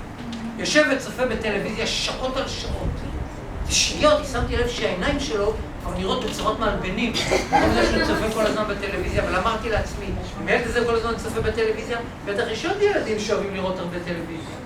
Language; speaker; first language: Hebrew; native; Hebrew